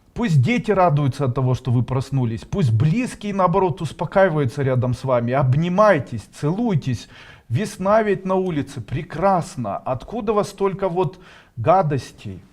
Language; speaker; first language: Russian; native; Russian